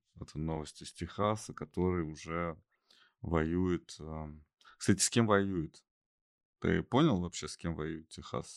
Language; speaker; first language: Russian; native; Russian